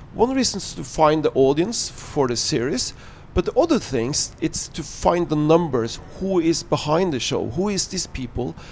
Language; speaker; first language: English; non-native, fluent; Norwegian